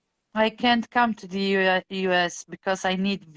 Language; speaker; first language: English; non-native, fluent; Bulgarian